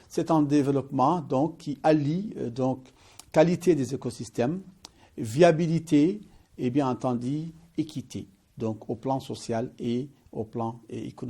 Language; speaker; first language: French; non-native, local second language; Arabic